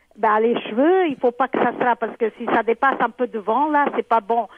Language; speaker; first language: French; non-native, fluent; Serbian